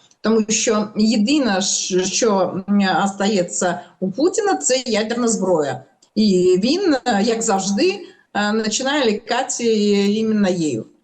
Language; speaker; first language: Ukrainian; non-native, local second language; Russian